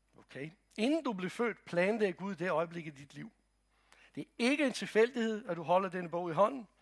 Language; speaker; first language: Danish; non-native, fluent; Croatian